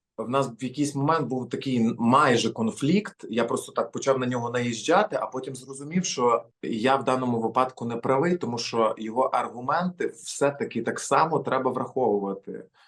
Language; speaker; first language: Ukrainian; native; Ukrainian